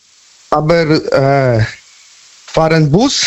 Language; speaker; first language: German; non-native, learner; Polish